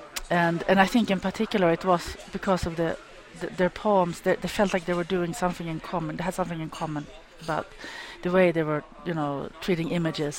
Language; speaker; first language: English; non-native, fluent; Swedish